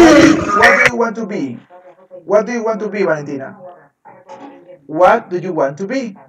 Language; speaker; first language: English; non-native, fluent; Spanish